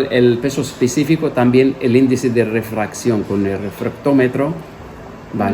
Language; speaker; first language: Spanish; non-native, fluent; Arabic